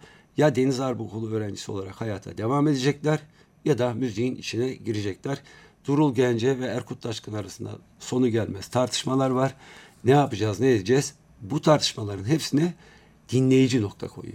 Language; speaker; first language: Turkish; native; Turkish